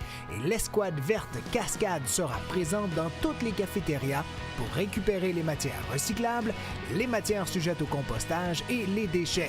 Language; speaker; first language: French; native; French